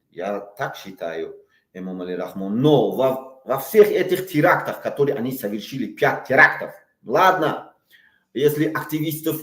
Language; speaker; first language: Russian; non-native, local second language; Tajik